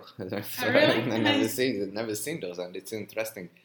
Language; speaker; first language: English; non-native, fluent; Hungarian